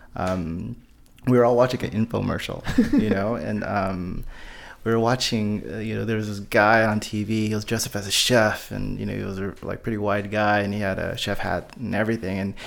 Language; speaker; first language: English; early bilingual, other home language; Filipino